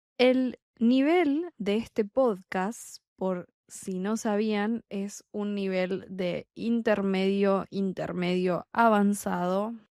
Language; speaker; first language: Spanish; native; Spanish